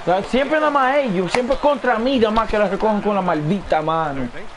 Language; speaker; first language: Spanish; early bilingual, heritage; Spanish